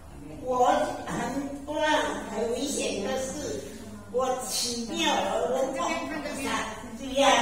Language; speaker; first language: Chinese; early bilingual, heritage; Indonesian